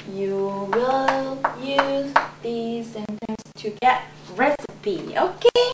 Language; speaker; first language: English; non-native, learner; Korean